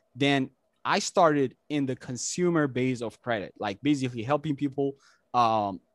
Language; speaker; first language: English; non-native, fluent; Amharic